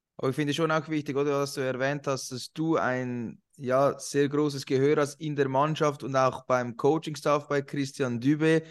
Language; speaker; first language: German; native; German